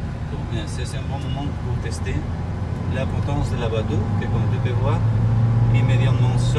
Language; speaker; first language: French; non-native, learner; Spanish